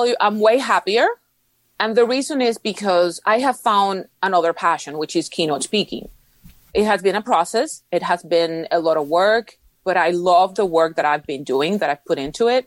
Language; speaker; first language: English; non-native, fluent; Spanish